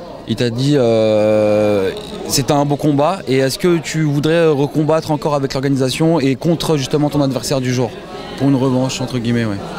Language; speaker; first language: French; native; French